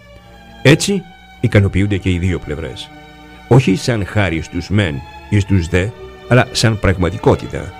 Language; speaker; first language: Greek; native; Greek